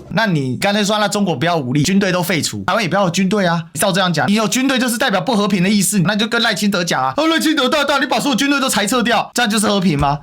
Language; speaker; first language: Chinese; native; Chinese